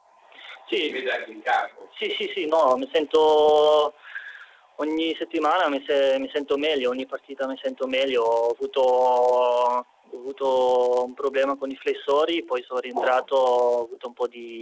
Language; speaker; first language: Italian; non-native, fluent; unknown